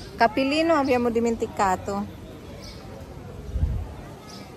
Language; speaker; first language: Italian; non-native, learner; Filipino